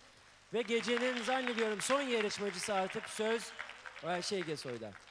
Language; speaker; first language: Turkish; native; Turkish